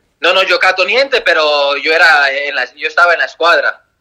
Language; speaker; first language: Italian; non-native, learner; Spanish